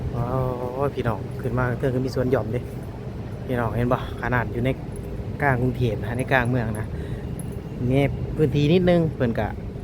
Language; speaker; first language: Thai; native; Thai